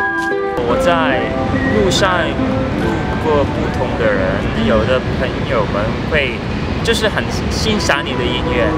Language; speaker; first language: Chinese; non-native, local second language; Cantonese